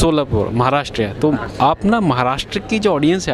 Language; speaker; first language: Hindi; native; Hindi